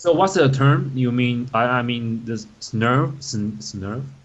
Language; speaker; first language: English; non-native, learner; Chinese